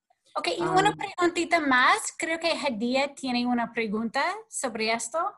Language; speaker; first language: Spanish; non-native, fluent; English